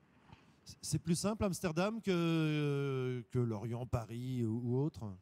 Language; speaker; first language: French; native; French